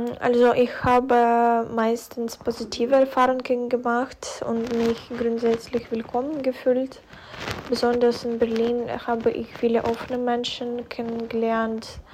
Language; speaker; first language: German; non-native, fluent; Ukrainian